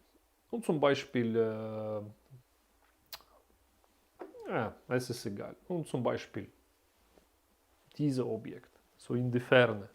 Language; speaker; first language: German; non-native, learner; Russian